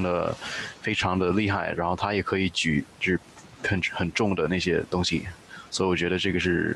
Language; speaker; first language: Chinese; early bilingual, heritage; Chinese